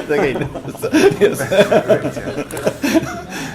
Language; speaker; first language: English; non-native, fluent; Estonian